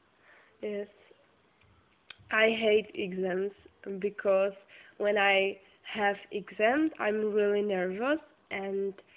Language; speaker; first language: English; non-native, learner; Czech